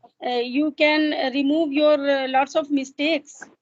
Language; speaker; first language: English; non-native, local second language; Hindi